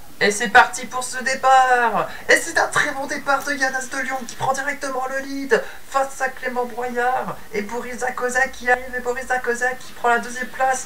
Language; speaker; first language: French; native; French